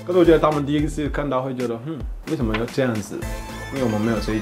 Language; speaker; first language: Chinese; non-native, fluent; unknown